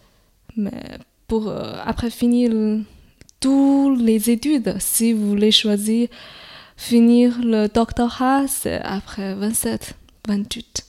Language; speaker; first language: French; non-native, fluent; Chinese